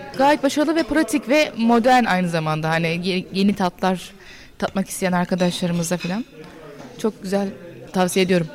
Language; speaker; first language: Turkish; early bilingual, heritage; Turkish